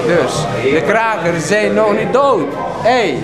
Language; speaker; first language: Dutch; non-native, fluent; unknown